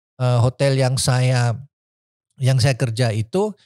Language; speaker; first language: Indonesian; early bilingual, heritage; Indonesian